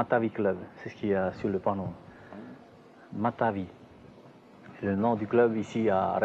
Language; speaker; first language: French; non-native, local second language; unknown